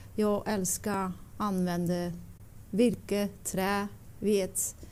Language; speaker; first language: Swedish; non-native, learner; Dutch